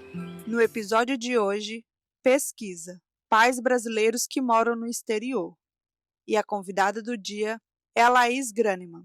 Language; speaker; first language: Portuguese; native; Portuguese